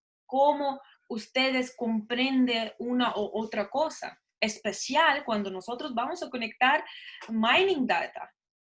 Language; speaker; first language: Spanish; non-native, learner; Russian